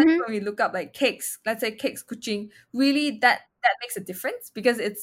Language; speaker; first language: English; non-native, local second language; Chinese